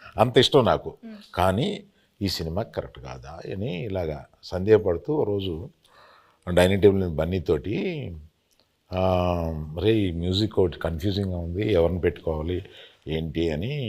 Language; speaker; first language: Telugu; native; Telugu